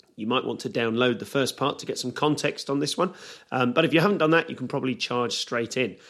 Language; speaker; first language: English; native; English